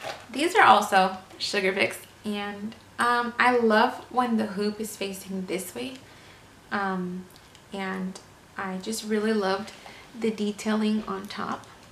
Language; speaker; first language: English; early bilingual, other home language; Spanish